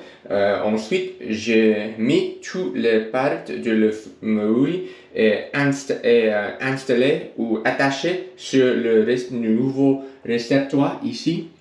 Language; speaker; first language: French; non-native, learner; English